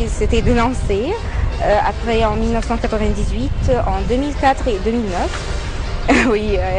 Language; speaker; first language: French; non-native, fluent; Arabic